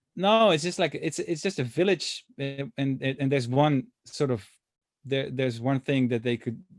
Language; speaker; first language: English; non-native, fluent; Dutch